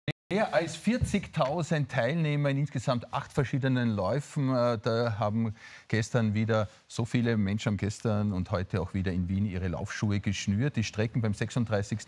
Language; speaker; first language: German; native; German